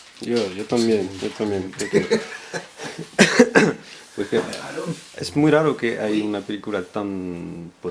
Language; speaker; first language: Spanish; non-native, fluent; French